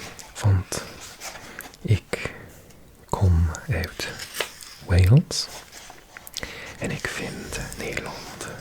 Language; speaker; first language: Dutch; non-native, learner; English